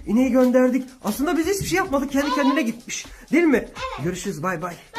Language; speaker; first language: Turkish; native; Turkish